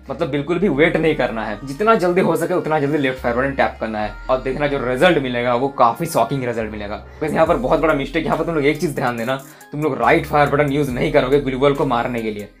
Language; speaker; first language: Hindi; native; Hindi